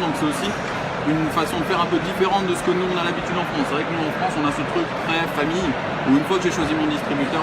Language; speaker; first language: French; native; French